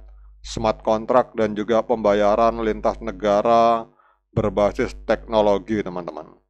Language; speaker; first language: Indonesian; native; Indonesian